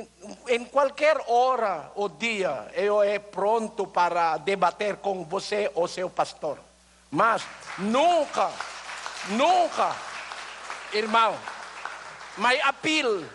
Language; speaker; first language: Portuguese; non-native, learner; Filipino